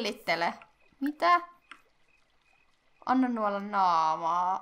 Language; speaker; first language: Finnish; native; Finnish